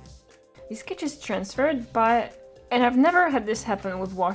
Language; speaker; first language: English; non-native, fluent; Polish